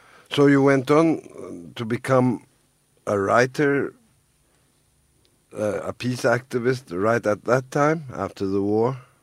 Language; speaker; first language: English; non-native, fluent; Turkish